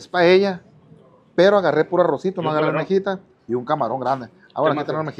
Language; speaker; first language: Spanish; native; Spanish